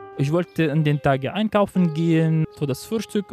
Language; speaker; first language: German; non-native, learner; Arabic